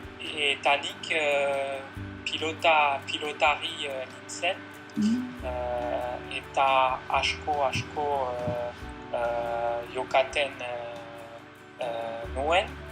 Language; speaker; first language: Basque; non-native, learner; French